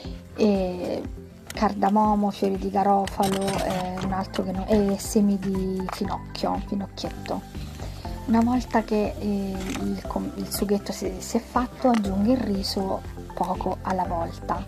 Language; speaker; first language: Italian; native; Italian